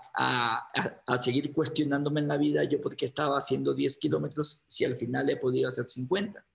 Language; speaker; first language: Spanish; native; Spanish